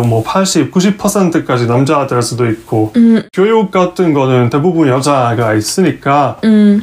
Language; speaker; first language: Korean; non-native, fluent; Hungarian